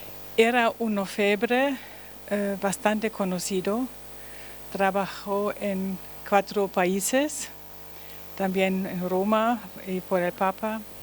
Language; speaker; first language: Spanish; non-native, learner; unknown